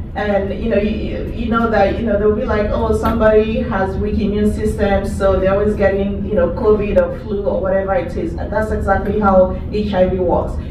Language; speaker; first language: English; native; English